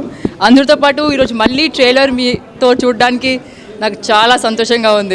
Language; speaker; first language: Telugu; non-native, learner; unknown